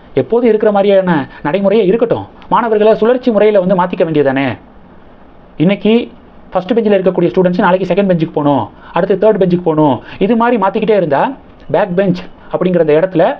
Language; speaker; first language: Tamil; native; Tamil